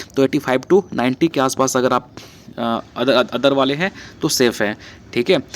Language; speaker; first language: Hindi; native; Hindi